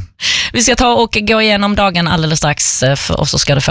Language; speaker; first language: Swedish; native; Swedish